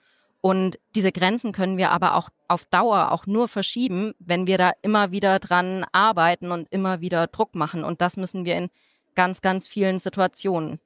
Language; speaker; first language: German; native; German